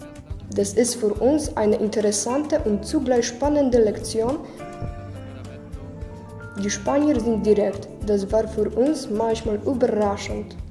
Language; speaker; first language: German; non-native, learner; Polish